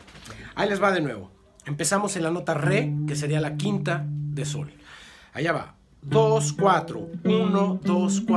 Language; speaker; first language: Spanish; native; Spanish